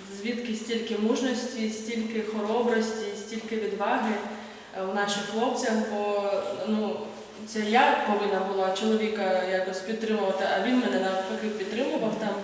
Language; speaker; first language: Ukrainian; native; Ukrainian